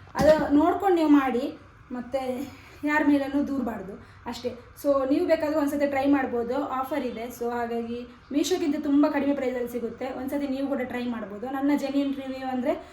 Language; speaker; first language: Kannada; non-native, local second language; Tulu